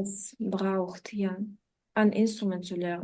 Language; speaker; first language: German; non-native, fluent; Ukrainian